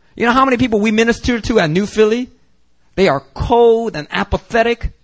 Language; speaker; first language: English; native; English